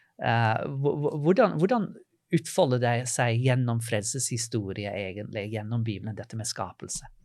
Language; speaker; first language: Norwegian; non-native, fluent; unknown